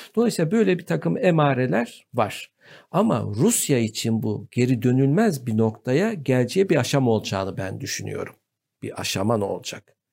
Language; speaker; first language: Turkish; native; Turkish